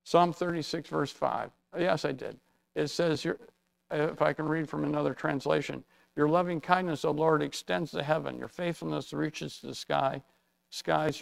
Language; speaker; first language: English; native; English